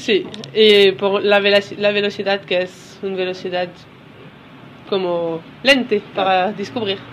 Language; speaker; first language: Spanish; non-native, learner; French